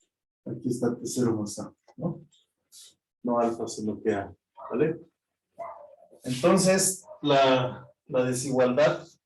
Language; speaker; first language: Spanish; native; Spanish